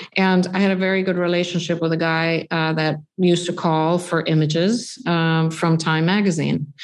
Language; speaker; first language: English; non-native, fluent; Swedish